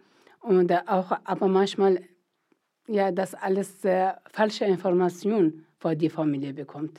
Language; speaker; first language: German; non-native, learner; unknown